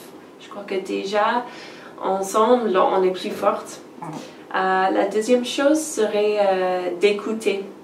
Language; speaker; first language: French; non-native, fluent; English